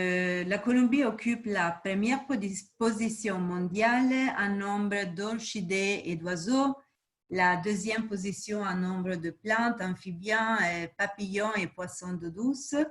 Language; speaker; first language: French; non-native, fluent; Spanish